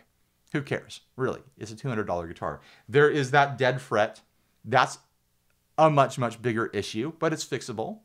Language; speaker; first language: English; native; English